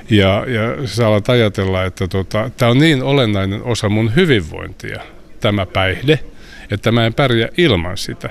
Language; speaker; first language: Finnish; native; Finnish